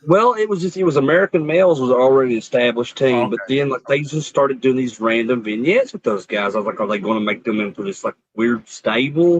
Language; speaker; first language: English; native; English